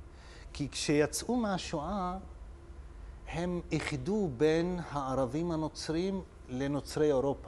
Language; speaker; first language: Hebrew; non-native, local second language; Arabic